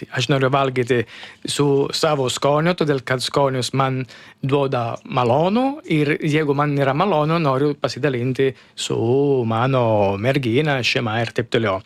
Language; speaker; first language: Lithuanian; non-native, learner; Italian